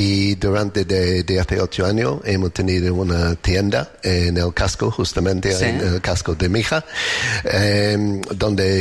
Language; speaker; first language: Spanish; non-native, fluent; English